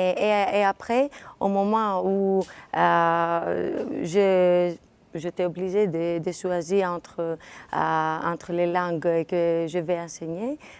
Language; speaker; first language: French; non-native, fluent; Greek